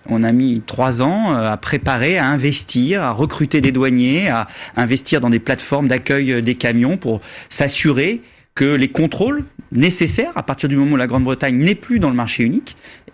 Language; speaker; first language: French; native; French